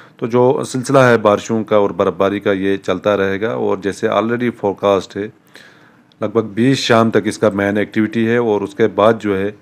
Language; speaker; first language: Hindi; non-native, local second language; Kashmiri